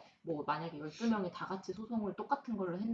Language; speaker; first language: Korean; native; Korean